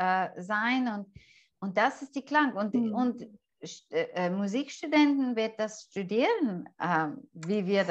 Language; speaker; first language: German; non-native, fluent; English